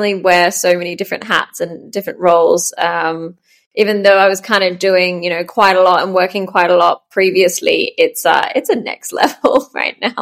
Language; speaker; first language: English; native; English